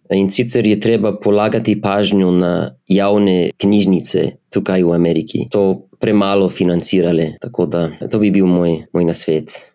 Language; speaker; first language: Slovenian; non-native, fluent; English